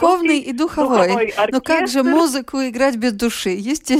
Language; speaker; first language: Russian; native; Russian